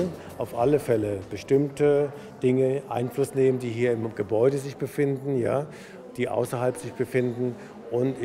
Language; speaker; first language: German; native; German